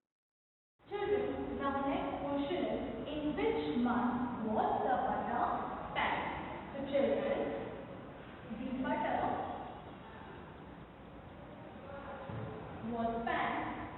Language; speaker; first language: English; non-native, local second language; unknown